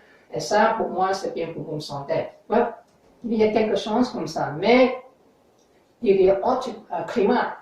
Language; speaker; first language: French; non-native, learner; English